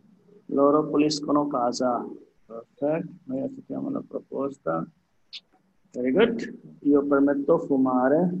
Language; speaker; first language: Italian; non-native, learner; Hindi